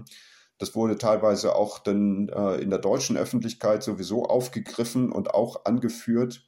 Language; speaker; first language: German; native; German